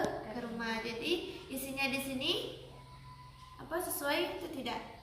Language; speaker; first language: Indonesian; native; Indonesian